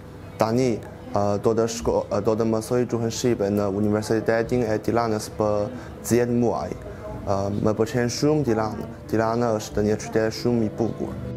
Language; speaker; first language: Albanian; non-native, learner; Chinese